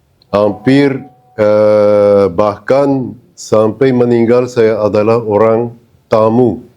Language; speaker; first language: Indonesian; non-native, fluent; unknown